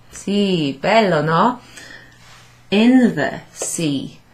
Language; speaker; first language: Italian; non-native, fluent; English